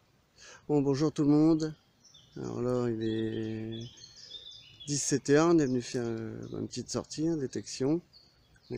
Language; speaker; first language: French; native; French